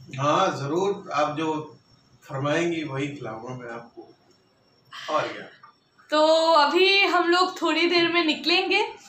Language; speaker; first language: Hindi; non-native, local second language; Bangla